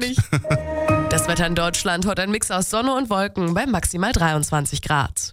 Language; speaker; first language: German; native; German